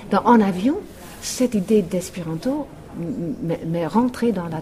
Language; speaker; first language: French; non-native, fluent; Western Frisian